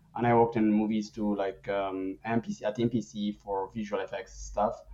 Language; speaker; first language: English; non-native, fluent; Arabic